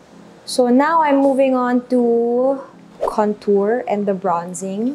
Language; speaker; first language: English; non-native, local second language; Filipino